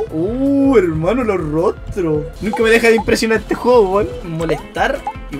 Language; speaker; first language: Spanish; native; Spanish